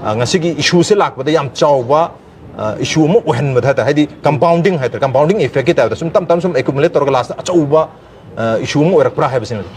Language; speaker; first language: Manipuri; native; Manipuri